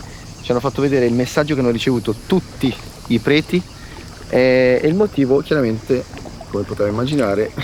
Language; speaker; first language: Italian; native; Italian